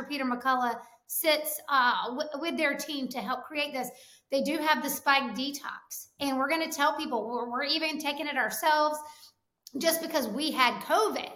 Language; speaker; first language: English; native; English